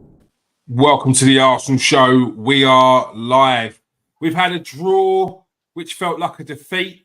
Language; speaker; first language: English; native; English